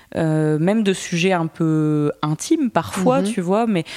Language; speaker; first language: French; native; French